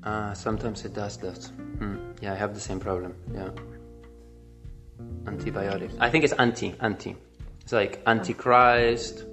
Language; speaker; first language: English; non-native, fluent; Spanish